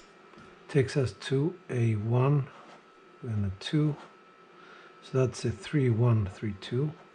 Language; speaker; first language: English; non-native, fluent; Greek